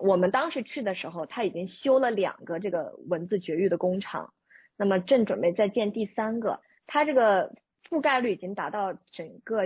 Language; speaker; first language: Chinese; native; Chinese